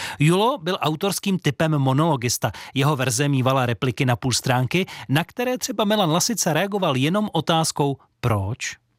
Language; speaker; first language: Czech; native; Czech